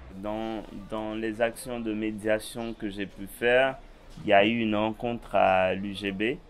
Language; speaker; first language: French; native; French